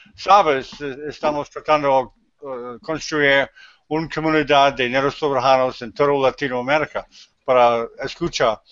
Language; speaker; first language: Spanish; non-native, learner; English